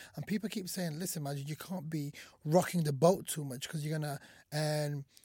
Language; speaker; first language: English; early bilingual, other home language; Somali